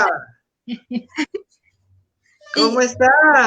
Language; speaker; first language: Spanish; native; Spanish